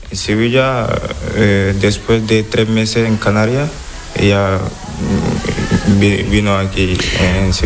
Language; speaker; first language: Spanish; non-native, learner; Wolof